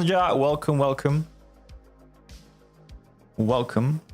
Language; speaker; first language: English; non-native, fluent; Dutch